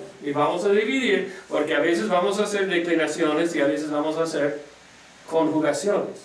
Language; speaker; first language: Spanish; non-native, fluent; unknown